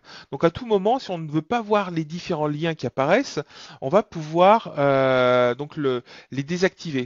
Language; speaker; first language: French; native; French